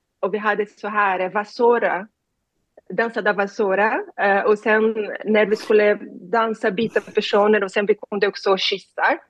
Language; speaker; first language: Swedish; non-native, learner; Portuguese